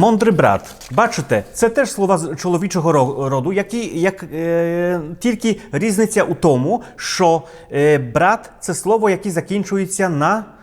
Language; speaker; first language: Ukrainian; non-native, fluent; Polish